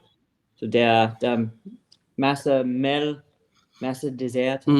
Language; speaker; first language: Danish; non-native, learner; English